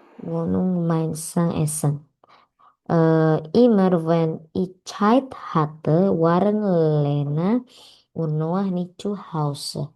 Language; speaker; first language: German; non-native, learner; Indonesian